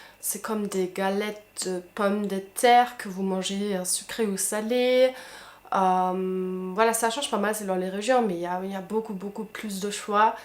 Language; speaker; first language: French; non-native, fluent; German